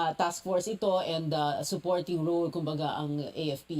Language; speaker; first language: Filipino; native; Filipino